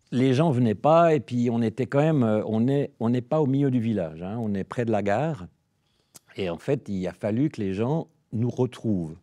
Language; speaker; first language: French; native; French